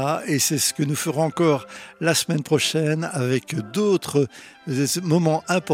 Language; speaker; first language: French; native; French